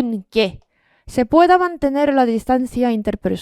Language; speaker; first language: Spanish; non-native, fluent; Korean